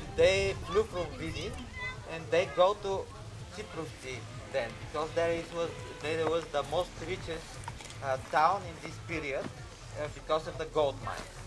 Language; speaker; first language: English; non-native, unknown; Bulgarian